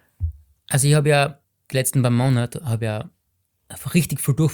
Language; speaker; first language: German; native; German